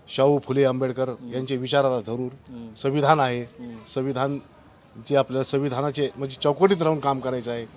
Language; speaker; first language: Marathi; non-native, local second language; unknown